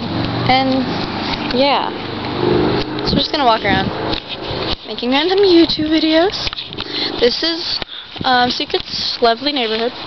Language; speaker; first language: English; native; English